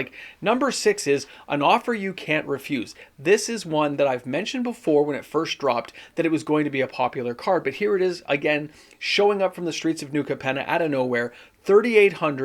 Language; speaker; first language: English; native; English